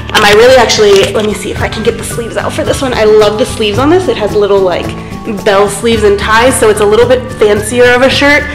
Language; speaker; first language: English; native; English